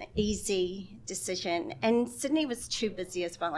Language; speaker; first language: English; native; English